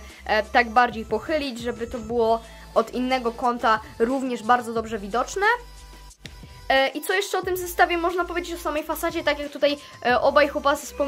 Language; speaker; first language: Polish; native; Polish